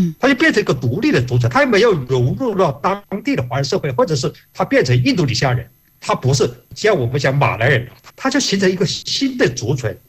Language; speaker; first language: Chinese; non-native, local second language; Hakka Chinese